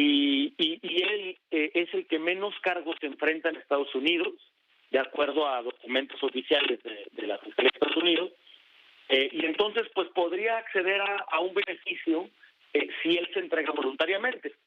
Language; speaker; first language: Spanish; native; Spanish